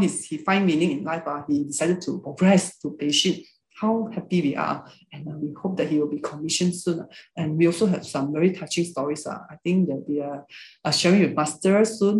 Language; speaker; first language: English; non-native, local second language; Hakka Chinese